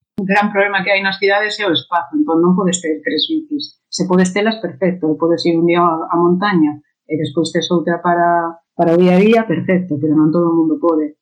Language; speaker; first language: Galician; non-native, local second language; Spanish